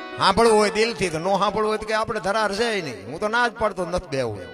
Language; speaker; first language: Gujarati; native; Gujarati